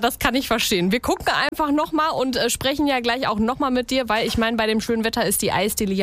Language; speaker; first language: German; native; German